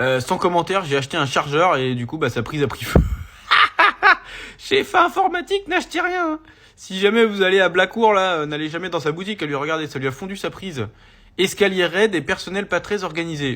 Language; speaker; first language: French; native; French